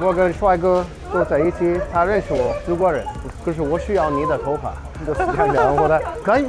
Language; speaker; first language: Chinese; non-native, learner; English